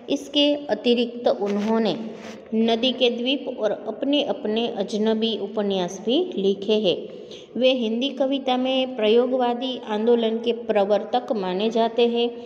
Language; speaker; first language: Hindi; non-native, local second language; Gujarati